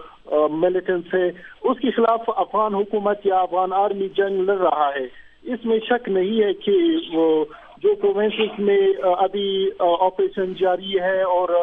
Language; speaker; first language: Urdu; non-native, fluent; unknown